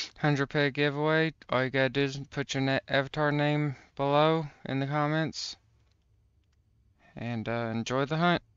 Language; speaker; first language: English; native; English